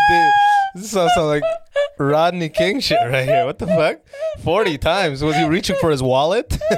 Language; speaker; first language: English; early bilingual, other home language; Arabic